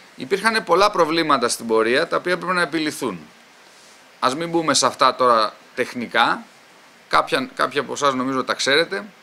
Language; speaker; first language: Greek; native; Greek